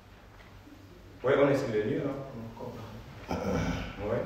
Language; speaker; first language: French; non-native, local second language; Wolof